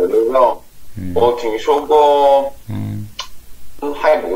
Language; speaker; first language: Chinese; non-native, learner; English